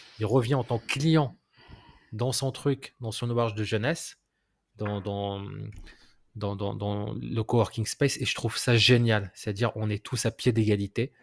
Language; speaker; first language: French; non-native, local second language; Arabic